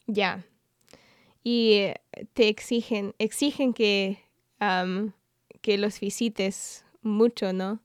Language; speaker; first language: Spanish; non-native, fluent; English